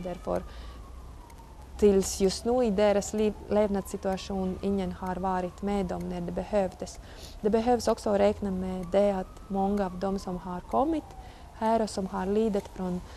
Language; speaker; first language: Swedish; non-native, fluent; Latvian